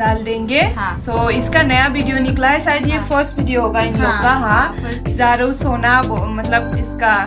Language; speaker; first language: Hindi; non-native, local second language; Bodo